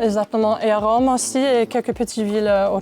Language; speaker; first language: French; non-native, fluent; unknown